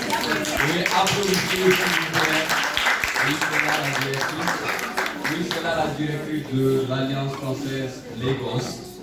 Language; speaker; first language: French; non-native, fluent; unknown